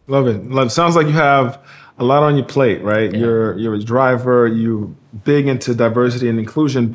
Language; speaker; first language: English; native; English